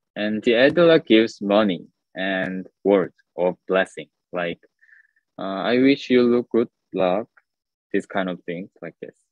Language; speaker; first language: English; non-native, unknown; Korean